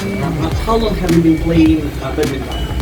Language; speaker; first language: English; non-native, learner; Russian